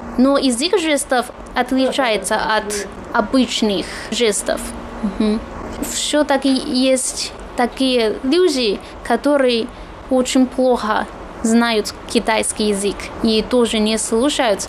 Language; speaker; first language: Russian; non-native, fluent; Chinese